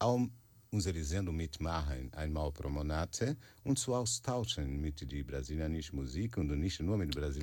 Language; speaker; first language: German; non-native, learner; Portuguese